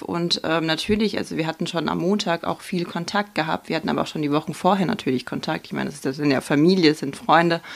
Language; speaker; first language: German; early bilingual, other home language; Ukrainian